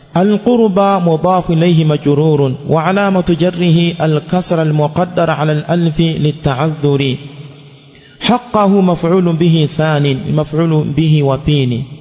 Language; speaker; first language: Arabic; non-native, fluent; Swahili